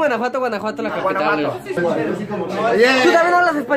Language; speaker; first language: Spanish; native; Spanish